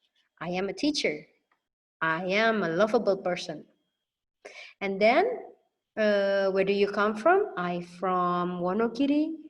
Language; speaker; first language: English; non-native, fluent; Indonesian